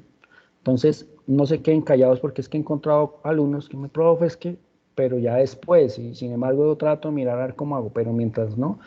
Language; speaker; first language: Spanish; native; Spanish